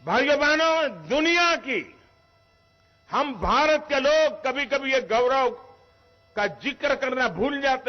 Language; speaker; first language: Hindi; non-native, local second language; Gujarati